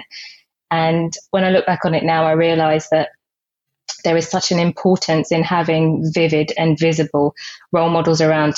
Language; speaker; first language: English; native; English